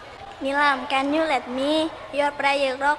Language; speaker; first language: English; non-native, learner; Indonesian